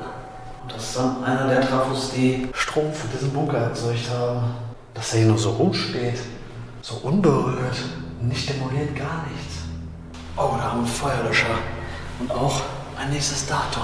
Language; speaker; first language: German; native; German